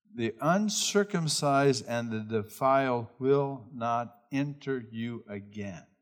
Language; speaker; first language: English; native; English